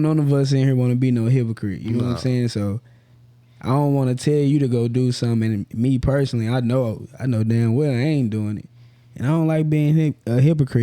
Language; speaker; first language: English; native; English